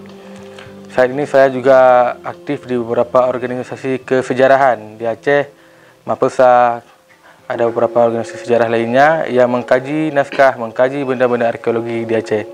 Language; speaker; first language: Indonesian; non-native, local second language; Achinese